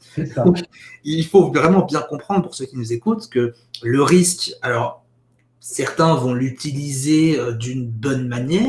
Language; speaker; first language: French; native; French